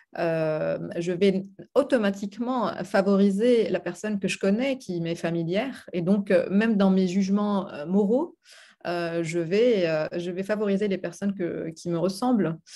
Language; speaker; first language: French; non-native, local second language; Arabic